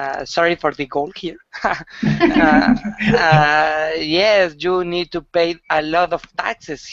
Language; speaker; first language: English; non-native, learner; Spanish